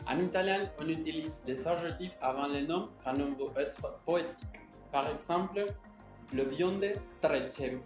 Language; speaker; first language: French; non-native, learner; Spanish